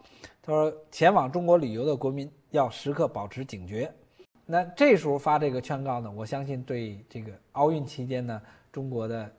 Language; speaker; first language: Chinese; native; Chinese